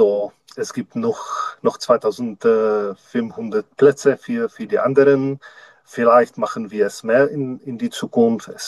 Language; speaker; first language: German; non-native, learner; Czech